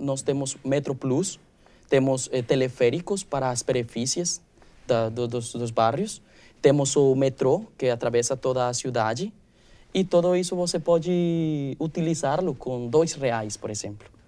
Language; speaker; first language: Portuguese; non-native, learner; Spanish